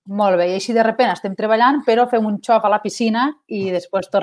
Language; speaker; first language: Catalan; native; Catalan